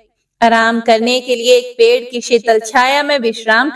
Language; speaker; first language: Hindi; native; Hindi